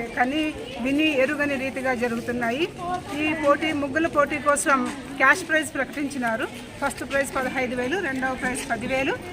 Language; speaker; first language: Telugu; native; Telugu